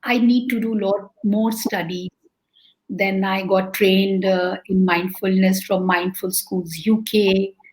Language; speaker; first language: English; non-native, local second language; Hindi